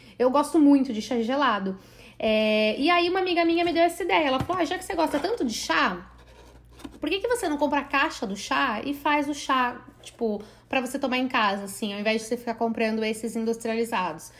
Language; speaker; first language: Portuguese; native; Portuguese